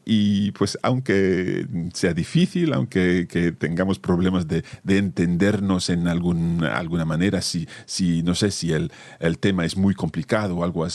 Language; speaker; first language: Spanish; non-native, fluent; English